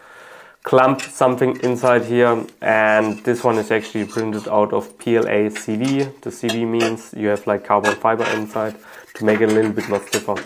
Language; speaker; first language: English; non-native, fluent; German